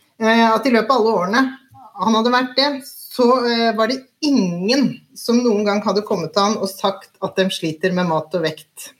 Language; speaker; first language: Norwegian; native; Norwegian